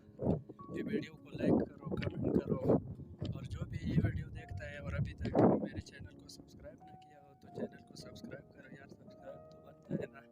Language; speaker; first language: Hindi; non-native, local second language; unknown